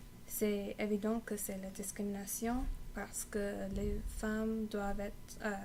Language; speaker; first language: French; non-native, learner; English